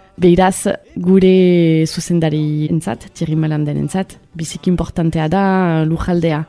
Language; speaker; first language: Basque; early bilingual, other home language; Spanish